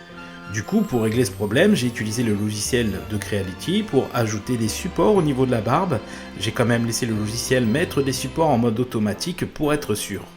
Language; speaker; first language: French; native; French